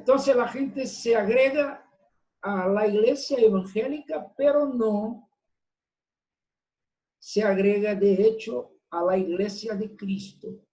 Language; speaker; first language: Spanish; non-native, fluent; Portuguese